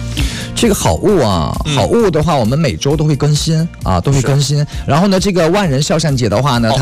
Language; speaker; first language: Chinese; native; Chinese